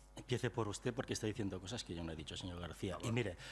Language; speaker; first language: Spanish; non-native, local second language; Catalan